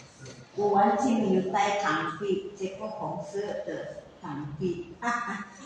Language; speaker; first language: Chinese; non-native, learner; Indonesian